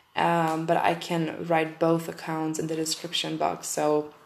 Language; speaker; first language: English; non-native, fluent; German